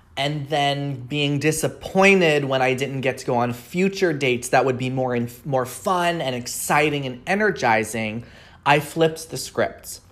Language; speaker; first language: English; native; English